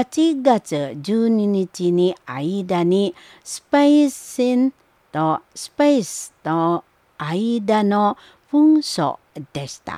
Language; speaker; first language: Japanese; non-native, fluent; Indonesian